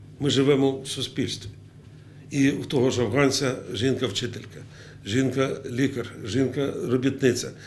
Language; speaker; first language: Ukrainian; native; Ukrainian